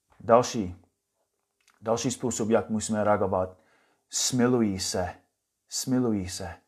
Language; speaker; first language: Czech; non-native, fluent; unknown